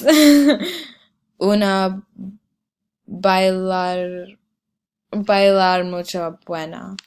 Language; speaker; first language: Spanish; non-native, learner; English